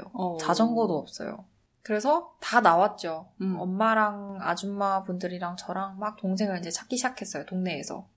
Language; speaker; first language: Korean; native; Korean